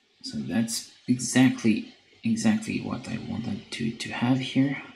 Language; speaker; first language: English; non-native, fluent; French